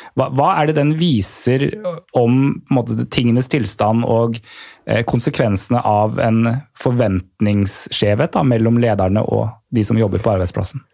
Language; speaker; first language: Norwegian; native; Norwegian